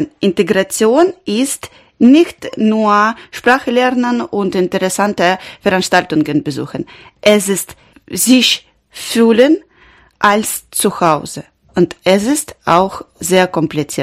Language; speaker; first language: German; non-native, learner; Ukrainian